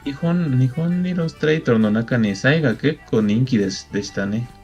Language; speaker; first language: Japanese; non-native, learner; Spanish